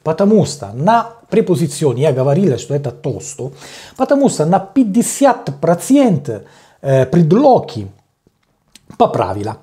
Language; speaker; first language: Russian; non-native, learner; Italian